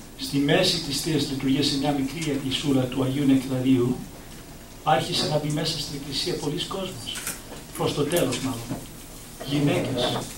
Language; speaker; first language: Greek; early bilingual, heritage; Greek